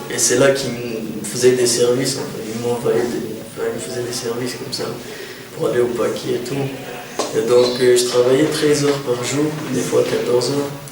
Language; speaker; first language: French; non-native, fluent; Kurdish